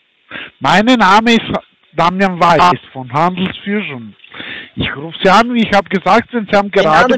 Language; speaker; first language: German; non-native, learner; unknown